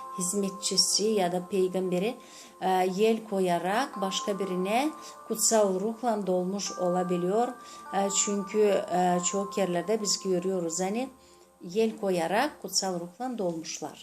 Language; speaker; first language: Turkish; non-native, fluent; Gagauz